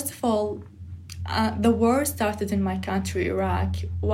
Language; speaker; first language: English; non-native, fluent; Arabic